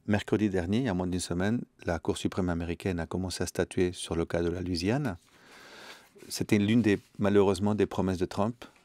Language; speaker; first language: French; early bilingual, other home language; Spanish